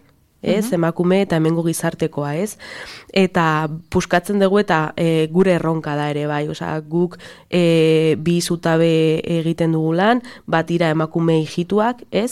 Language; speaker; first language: Basque; non-native, local second language; Spanish